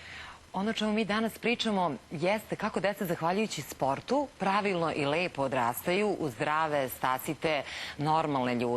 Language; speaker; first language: Serbian; native; Serbian